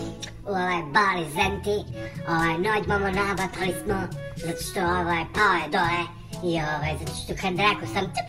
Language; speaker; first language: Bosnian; non-native, local second language; Hungarian